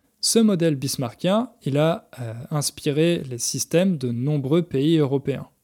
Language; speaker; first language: French; native; French